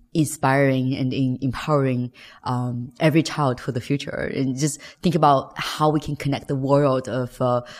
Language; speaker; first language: English; non-native, fluent; Chinese